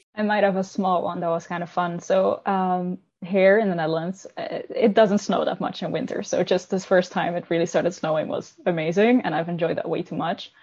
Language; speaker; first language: English; non-native, fluent; Dutch